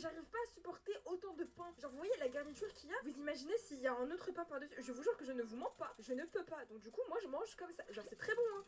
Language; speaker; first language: French; native; French